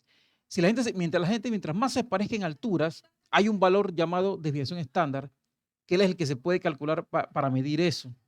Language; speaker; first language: Spanish; native; Spanish